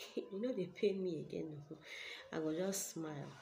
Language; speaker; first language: English; non-native, local second language; Igbo